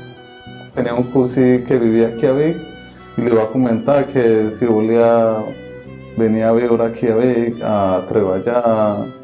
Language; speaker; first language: Catalan; early bilingual, other home language; Spanish